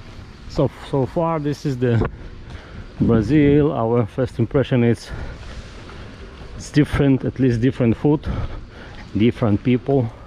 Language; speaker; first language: English; non-native, fluent; Russian